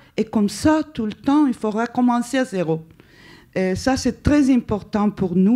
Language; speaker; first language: French; non-native, fluent; Spanish